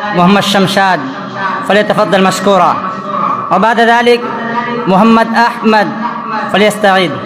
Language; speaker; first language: Arabic; non-native, fluent; Urdu